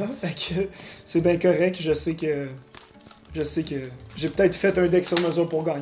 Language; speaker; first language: French; native; French